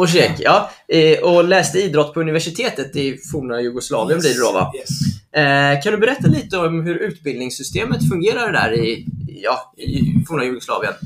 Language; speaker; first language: Swedish; native; Swedish